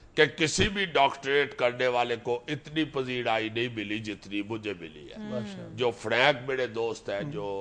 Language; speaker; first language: Urdu; native; Urdu